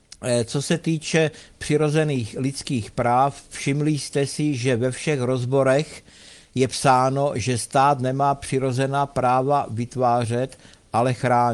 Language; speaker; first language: Czech; native; Czech